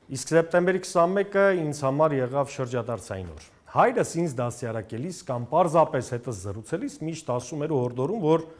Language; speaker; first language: Armenian; native; Armenian